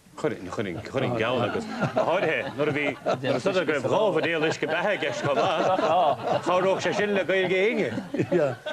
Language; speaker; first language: Irish; native; Irish